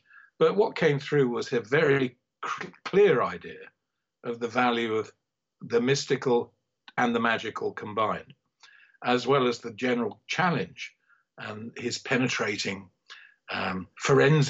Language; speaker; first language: English; native; English